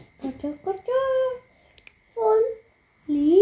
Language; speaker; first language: Russian; early bilingual, heritage; Russian